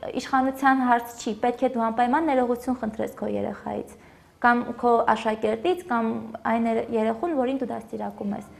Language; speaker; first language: Armenian; native; Armenian